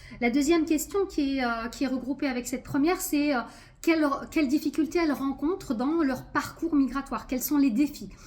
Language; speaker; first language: French; early bilingual, other home language; Arabic